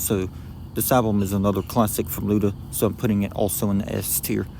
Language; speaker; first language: English; native; English